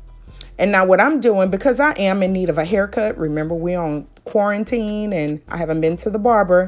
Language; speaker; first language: English; native; English